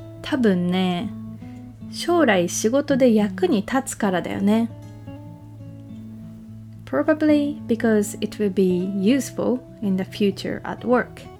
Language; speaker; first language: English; non-native, fluent; Japanese